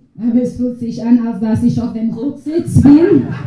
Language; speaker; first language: German; non-native, learner; Portuguese